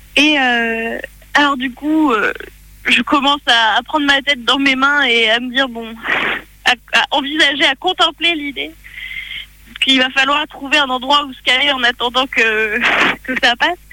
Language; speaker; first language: French; native; French